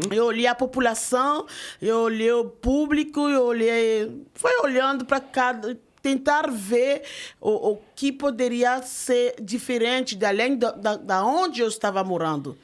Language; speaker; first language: Portuguese; non-native, fluent; French